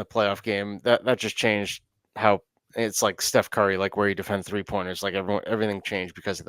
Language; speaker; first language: English; native; English